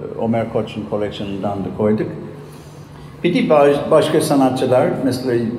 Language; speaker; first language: Turkish; non-native, fluent; Irish